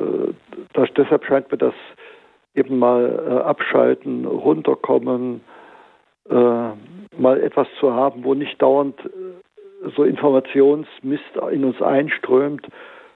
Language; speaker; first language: German; native; German